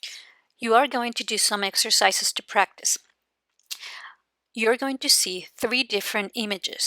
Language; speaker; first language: English; non-native, fluent; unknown